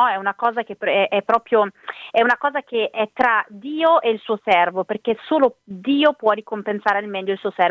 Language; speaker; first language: Italian; native; Italian